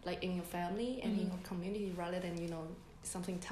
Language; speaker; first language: English; non-native, fluent; Chinese